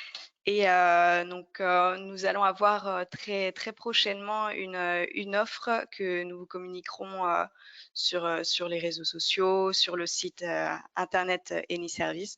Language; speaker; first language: French; native; French